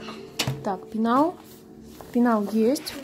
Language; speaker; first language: Russian; native; Russian